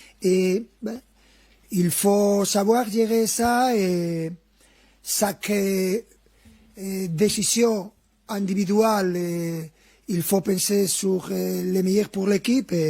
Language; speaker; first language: French; non-native, fluent; Spanish